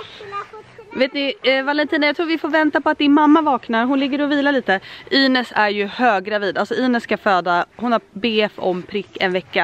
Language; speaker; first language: Swedish; native; Swedish